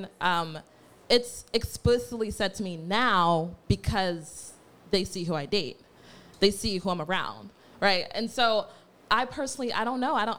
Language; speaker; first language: English; native; English